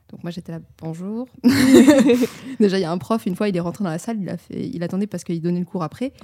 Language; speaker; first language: French; native; French